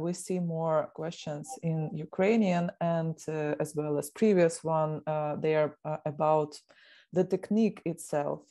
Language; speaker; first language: English; non-native, fluent; Ukrainian